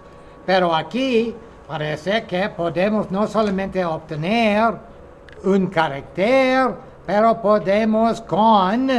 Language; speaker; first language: Spanish; non-native, fluent; English